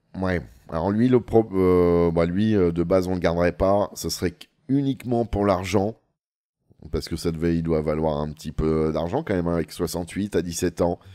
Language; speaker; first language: French; native; French